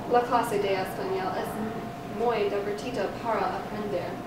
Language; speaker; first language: Spanish; non-native, learner; English